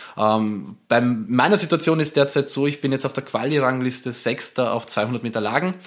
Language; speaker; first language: German; early bilingual, other home language; Romanian